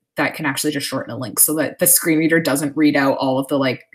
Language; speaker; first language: English; native; English